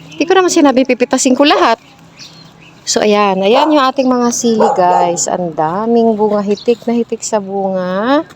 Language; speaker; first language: Filipino; non-native, local second language; Bikol